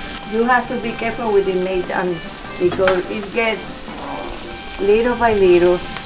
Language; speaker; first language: English; non-native, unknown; Spanish